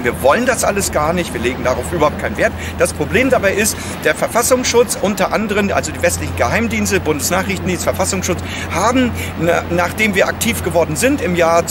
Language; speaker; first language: German; native; German